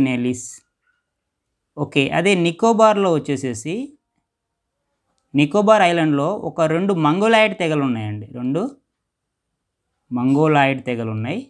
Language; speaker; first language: Telugu; native; Telugu